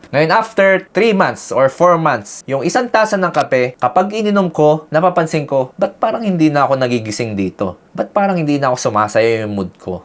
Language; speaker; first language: Filipino; native; Filipino